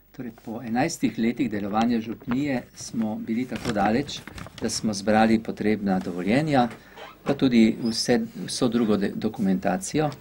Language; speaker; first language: Slovenian; native; Slovenian